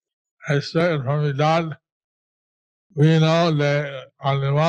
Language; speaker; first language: Spanish; non-native, learner; English